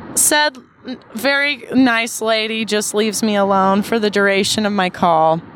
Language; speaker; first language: English; native; English